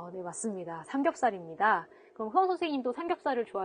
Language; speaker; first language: Korean; native; Korean